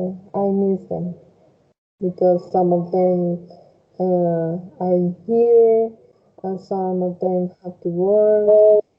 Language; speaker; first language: English; non-native, fluent; Spanish